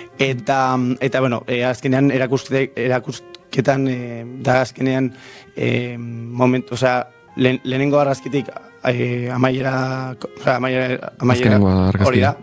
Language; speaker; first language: Basque; non-native, local second language; Spanish